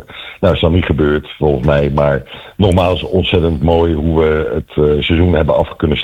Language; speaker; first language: Dutch; native; Dutch